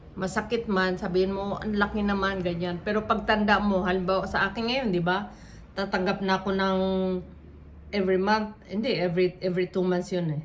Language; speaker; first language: Filipino; native; Filipino